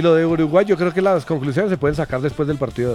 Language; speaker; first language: Spanish; native; Spanish